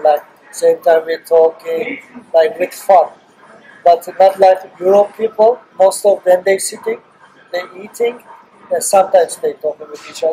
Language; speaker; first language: English; non-native, learner; Turkish